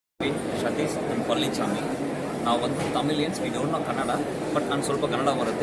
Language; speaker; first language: Kannada; non-native, learner; Tamil